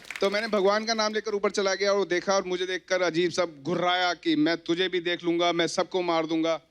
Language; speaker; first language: Hindi; native; Hindi